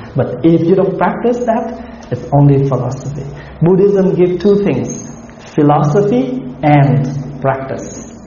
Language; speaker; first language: English; non-native, fluent; Vietnamese